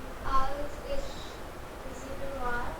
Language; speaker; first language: German; non-native, learner; Hindi